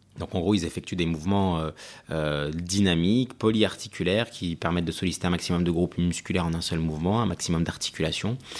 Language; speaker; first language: French; early bilingual, other home language; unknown